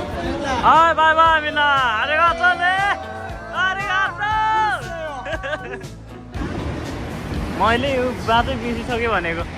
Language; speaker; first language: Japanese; non-native, learner; Nepali